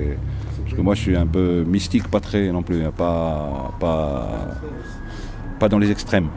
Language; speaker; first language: French; non-native, local second language; Arabic